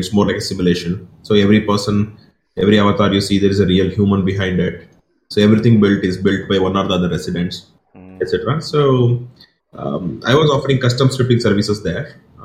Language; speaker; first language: English; non-native, local second language; Kannada